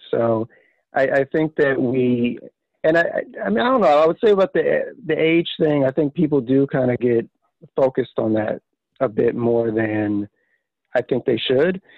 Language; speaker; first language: English; native; English